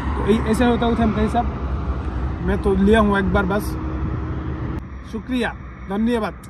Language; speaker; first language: Hindi; non-native, learner; Bangla